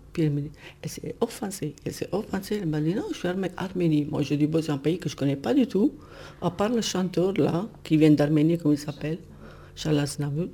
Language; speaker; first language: French; non-native, fluent; Italian